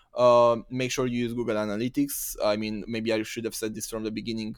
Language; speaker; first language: English; non-native, fluent; Romanian